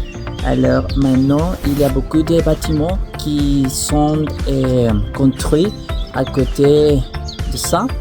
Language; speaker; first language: French; non-native, learner; Spanish